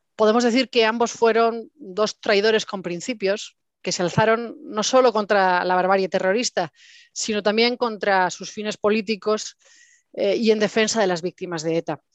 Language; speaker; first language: Spanish; native; Spanish